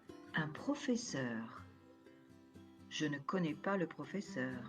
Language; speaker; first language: French; non-native, learner; Spanish